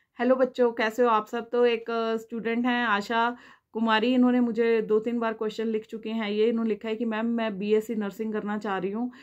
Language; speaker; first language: Hindi; native; Hindi